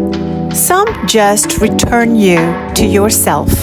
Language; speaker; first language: English; native; English